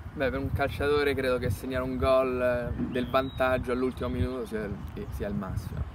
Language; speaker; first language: Italian; native; Italian